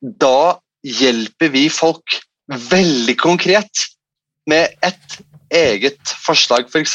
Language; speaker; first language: Norwegian; non-native, fluent; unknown